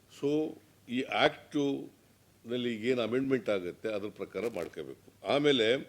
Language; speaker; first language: Kannada; native; Kannada